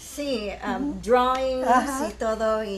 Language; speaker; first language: Spanish; early bilingual, heritage; English